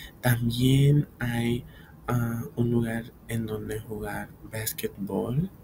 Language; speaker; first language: Spanish; early bilingual, heritage; Spanish